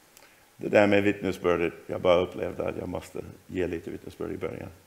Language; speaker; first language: Swedish; non-native, fluent; English